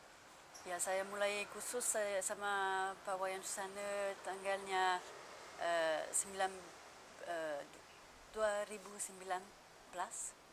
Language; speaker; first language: Indonesian; non-native, fluent; French